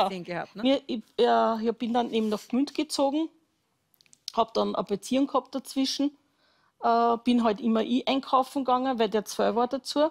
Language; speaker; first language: German; native; German